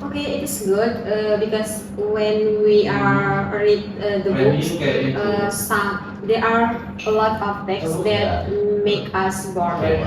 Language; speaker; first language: English; non-native, learner; Indonesian